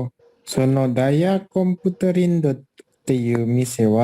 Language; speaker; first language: Japanese; non-native, learner; Indonesian